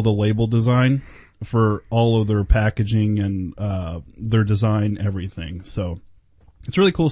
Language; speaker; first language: English; native; English